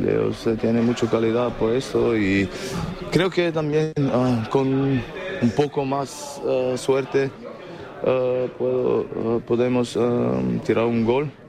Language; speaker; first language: Spanish; non-native, learner; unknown